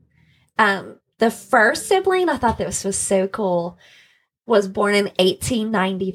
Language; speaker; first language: English; native; English